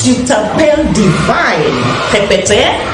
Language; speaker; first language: French; non-native, fluent; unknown